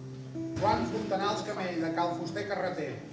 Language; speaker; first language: Catalan; native; Catalan